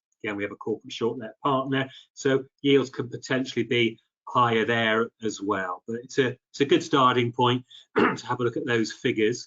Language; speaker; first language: English; native; English